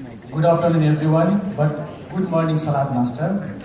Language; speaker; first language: English; non-native, learner; Nepali